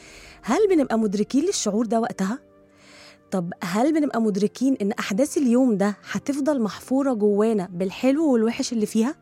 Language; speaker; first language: Arabic; native; Arabic